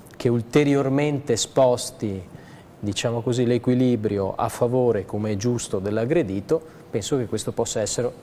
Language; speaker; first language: Italian; native; Italian